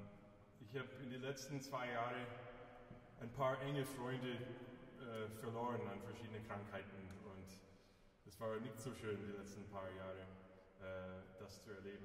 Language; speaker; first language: German; non-native, fluent; English